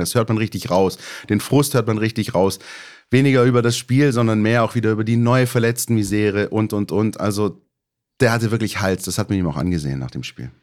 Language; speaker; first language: German; native; German